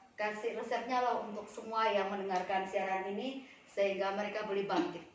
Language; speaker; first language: Indonesian; native; Indonesian